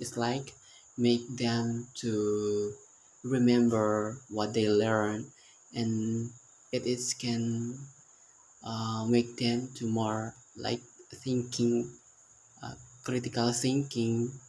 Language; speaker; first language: English; non-native, learner; Indonesian